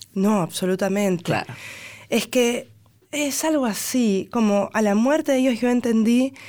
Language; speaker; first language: Spanish; native; Spanish